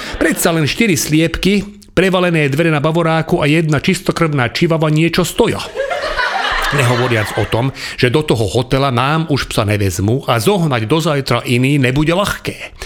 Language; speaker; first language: Slovak; non-native, local second language; Hungarian